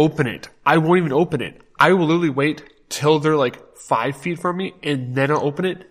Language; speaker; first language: English; native; English